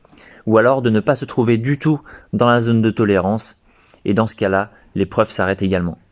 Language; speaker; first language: French; native; French